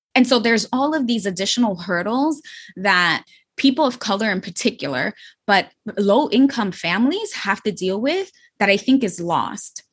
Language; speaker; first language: English; native; English